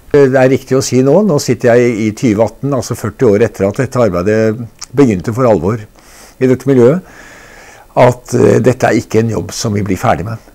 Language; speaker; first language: Norwegian; native; Norwegian